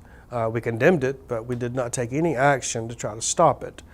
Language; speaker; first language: English; native; English